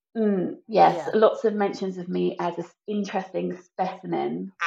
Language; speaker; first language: English; native; English